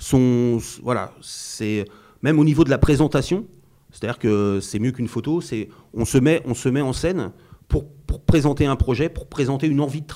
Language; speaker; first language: French; native; French